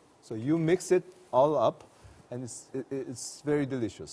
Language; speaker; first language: English; non-native, fluent; Korean